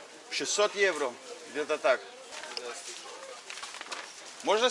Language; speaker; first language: Russian; non-native, learner; English